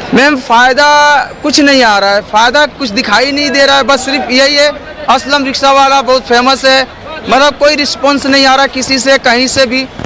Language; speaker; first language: Hindi; native; Hindi